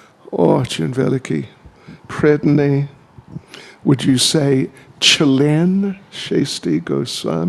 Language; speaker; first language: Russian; non-native, learner; English